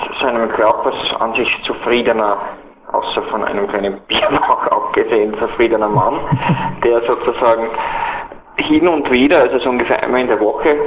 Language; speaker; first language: German; native; German